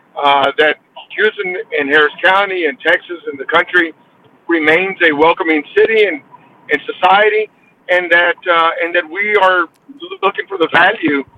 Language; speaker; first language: English; early bilingual, other home language; Spanish